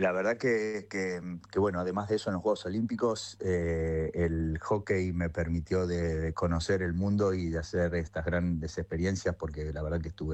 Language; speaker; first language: Spanish; native; Spanish